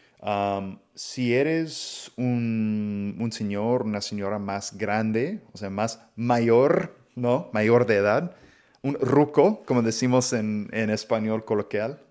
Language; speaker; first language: Spanish; non-native, fluent; English